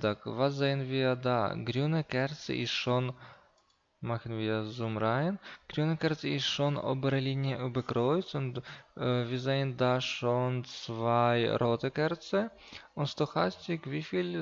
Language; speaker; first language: German; non-native, learner; Russian